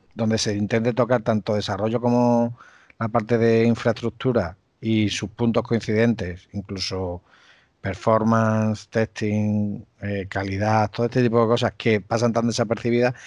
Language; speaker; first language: Spanish; native; Spanish